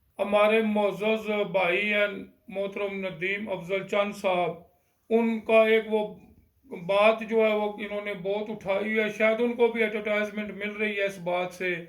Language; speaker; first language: Urdu; non-native, local second language; Pahari-Potwari